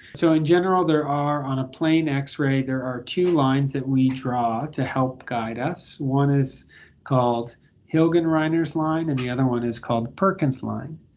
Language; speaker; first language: English; native; English